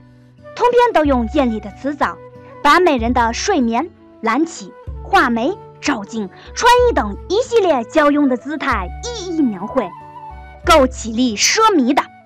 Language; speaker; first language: Chinese; native; Chinese